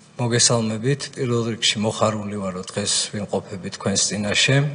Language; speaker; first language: Georgian; native; Georgian